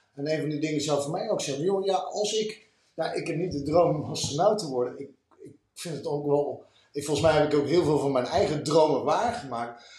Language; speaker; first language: Dutch; native; Dutch